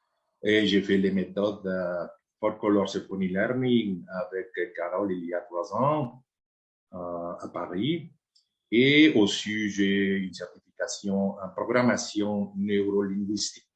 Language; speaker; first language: French; non-native, fluent; Spanish